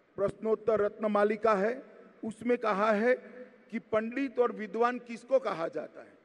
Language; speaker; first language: Hindi; non-native, local second language; Gujarati